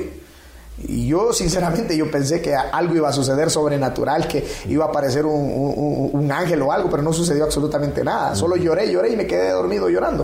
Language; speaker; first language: Spanish; native; Spanish